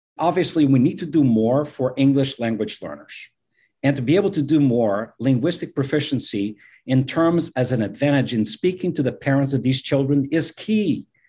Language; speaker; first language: English; non-native, fluent; Portuguese